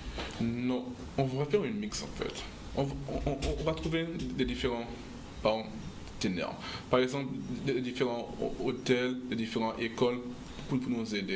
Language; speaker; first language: French; non-native, local second language; English